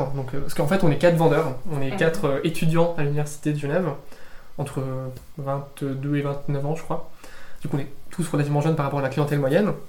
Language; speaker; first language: French; native; French